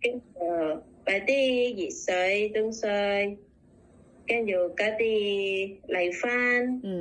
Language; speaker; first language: Cantonese; non-native, learner; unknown